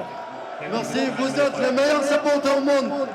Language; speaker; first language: French; non-native, learner; Arabic